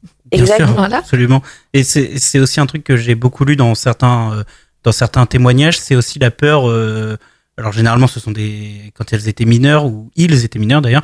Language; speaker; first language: French; native; French